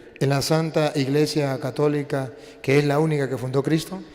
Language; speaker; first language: Spanish; native; Spanish